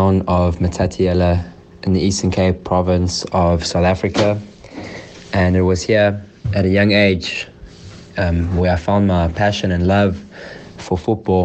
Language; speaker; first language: English; native; English